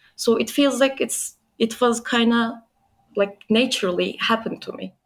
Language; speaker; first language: English; non-native, fluent; Turkish